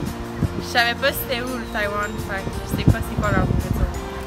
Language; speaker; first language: French; native; French